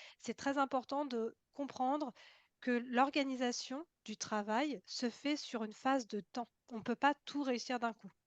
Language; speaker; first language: French; native; French